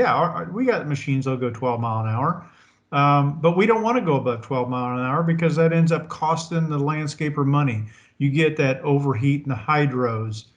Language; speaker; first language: English; native; English